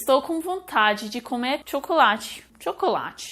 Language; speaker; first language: Portuguese; non-native, fluent; English